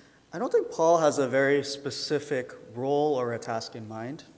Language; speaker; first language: English; early bilingual, other home language; Chinese